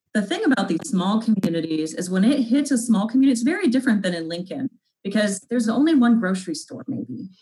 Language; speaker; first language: English; native; English